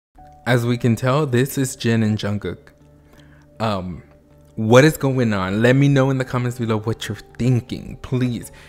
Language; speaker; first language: English; native; English